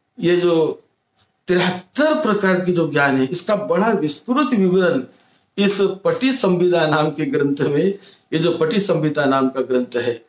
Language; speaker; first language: Hindi; non-native, local second language; Marathi